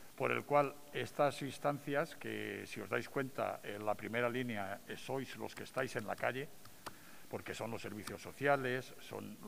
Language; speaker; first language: Spanish; non-native, local second language; Catalan